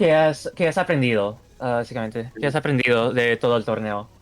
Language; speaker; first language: Spanish; non-native, fluent; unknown